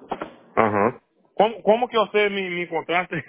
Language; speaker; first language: Spanish; non-native, learner; Portuguese